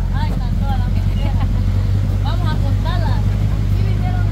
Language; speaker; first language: Spanish; native; Spanish